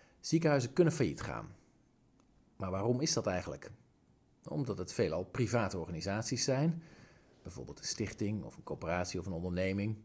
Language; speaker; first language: Dutch; native; Dutch